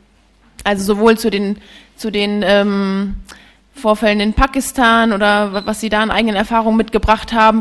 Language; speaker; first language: German; native; German